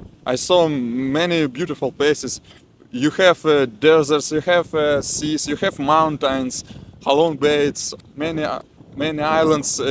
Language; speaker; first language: English; non-native, learner; Russian